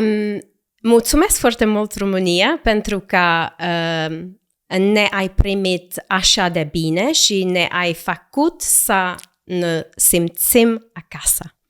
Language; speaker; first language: Romanian; non-native, learner; English